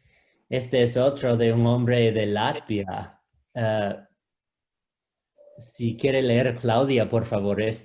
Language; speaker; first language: Spanish; non-native, fluent; English